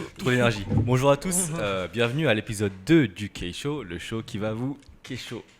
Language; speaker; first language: French; early bilingual, other home language; Korean